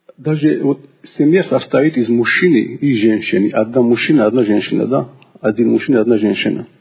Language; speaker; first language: Russian; non-native, local second language; Georgian